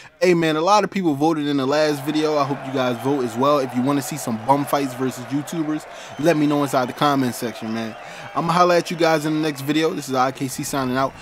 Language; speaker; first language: English; native; English